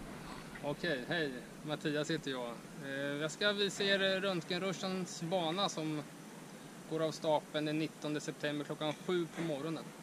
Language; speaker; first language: Swedish; native; Swedish